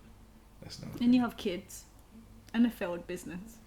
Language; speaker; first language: English; native; English